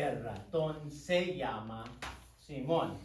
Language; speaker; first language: Spanish; non-native, fluent; English